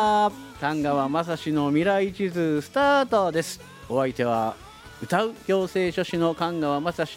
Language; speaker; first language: Japanese; native; Japanese